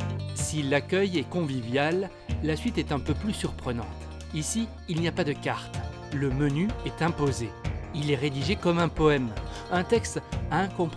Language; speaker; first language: French; native; French